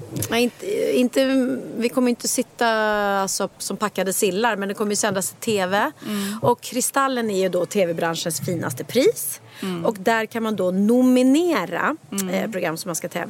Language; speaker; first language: Swedish; native; Swedish